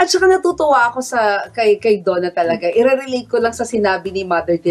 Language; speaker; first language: Filipino; native; Filipino